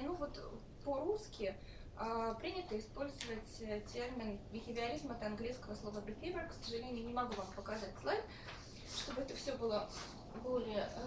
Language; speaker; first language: Russian; native; Russian